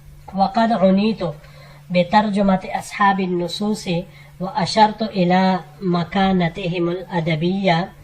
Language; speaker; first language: Arabic; non-native, fluent; Urdu